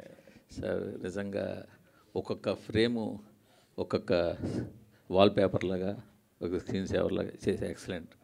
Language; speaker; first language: Telugu; native; Telugu